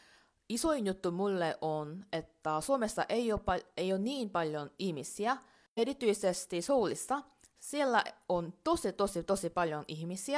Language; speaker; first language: Finnish; non-native, learner; Korean